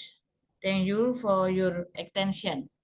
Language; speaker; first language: English; non-native, learner; Indonesian